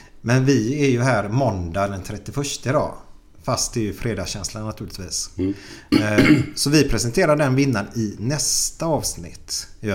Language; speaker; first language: Swedish; native; Swedish